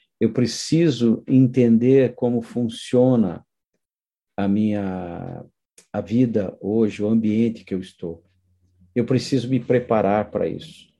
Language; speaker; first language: Portuguese; native; Portuguese